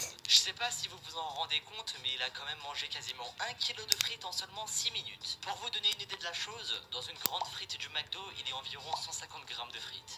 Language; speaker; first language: French; native; French